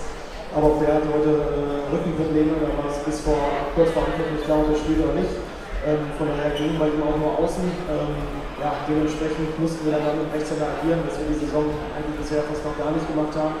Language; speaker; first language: German; native; German